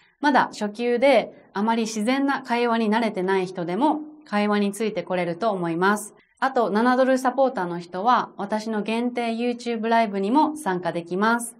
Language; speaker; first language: Japanese; native; Japanese